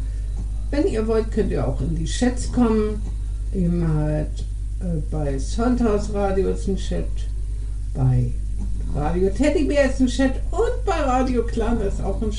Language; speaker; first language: German; native; German